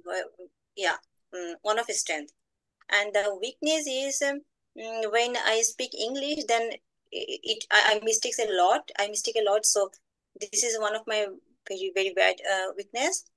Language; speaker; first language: English; non-native, learner; Bangla